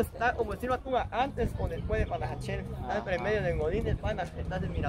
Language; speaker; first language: Spanish; native; Spanish